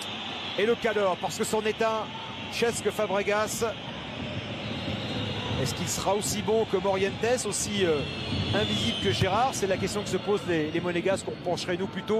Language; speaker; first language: French; native; French